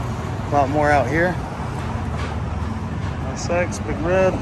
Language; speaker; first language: English; native; English